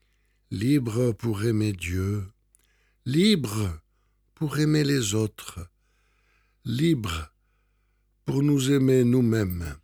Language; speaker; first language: French; native; French